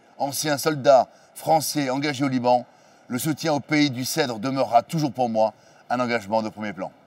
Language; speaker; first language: French; native; French